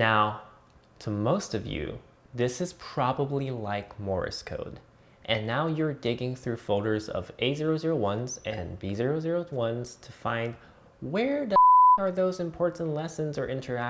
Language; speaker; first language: English; native; English